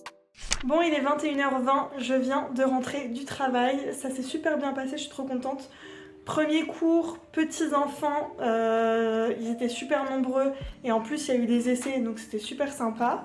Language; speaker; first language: French; native; French